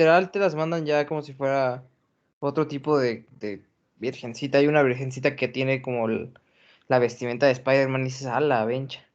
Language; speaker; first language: Spanish; native; Spanish